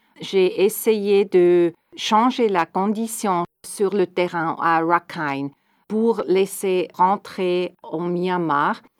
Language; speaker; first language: French; non-native, fluent; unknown